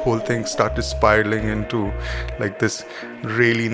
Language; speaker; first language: English; non-native, local second language; Hindi